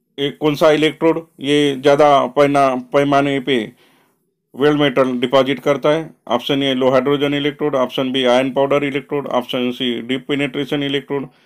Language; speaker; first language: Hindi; non-native, local second language; Marathi